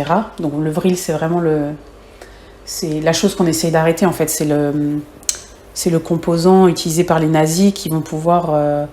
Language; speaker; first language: French; native; French